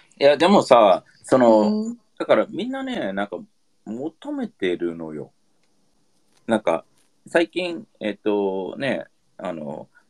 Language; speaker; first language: Japanese; early bilingual, heritage; Japanese